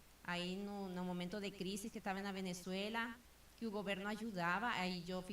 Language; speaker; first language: Portuguese; non-native, fluent; Spanish